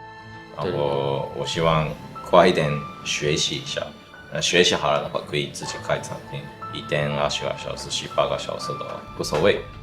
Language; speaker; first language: Chinese; non-native, learner; Japanese